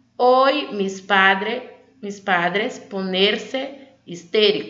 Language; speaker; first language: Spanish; non-native, learner; Portuguese